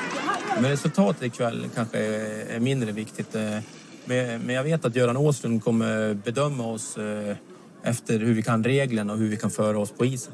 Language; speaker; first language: Swedish; native; Swedish